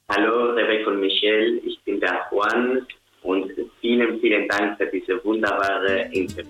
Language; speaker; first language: German; non-native, fluent; Spanish